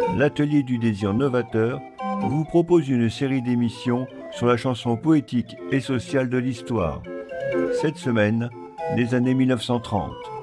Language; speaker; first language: French; native; French